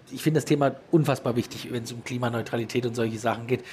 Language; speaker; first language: German; native; German